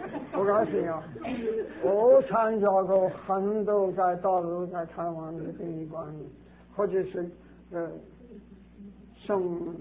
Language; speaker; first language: Chinese; non-native, fluent; English